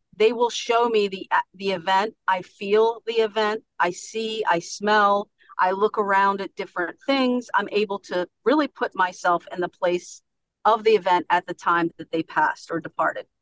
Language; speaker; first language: English; native; English